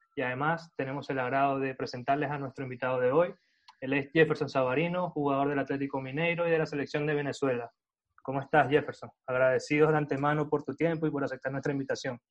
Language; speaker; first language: Spanish; native; Spanish